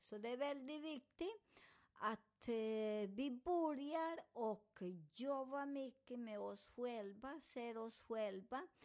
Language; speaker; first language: Swedish; non-native, fluent; Spanish